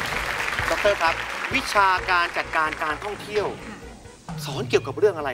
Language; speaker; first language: Thai; native; Thai